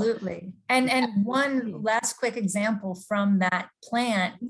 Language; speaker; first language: English; native; English